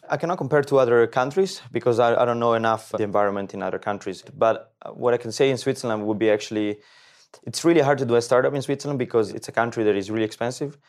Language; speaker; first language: English; non-native, fluent; Italian